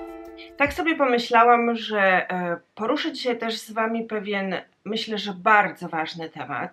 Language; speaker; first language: Polish; native; Polish